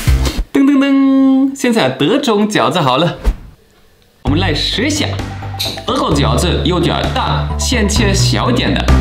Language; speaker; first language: Chinese; non-native, fluent; German